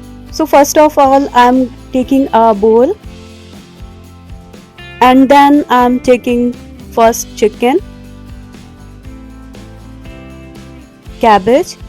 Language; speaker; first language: English; non-native, local second language; Urdu